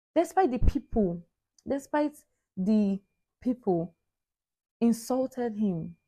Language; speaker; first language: English; non-native, local second language; Igbo